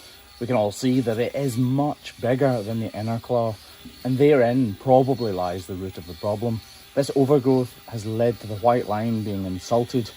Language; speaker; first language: English; native; English